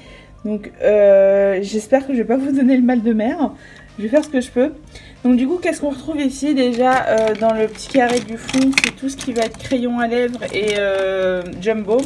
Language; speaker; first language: French; native; French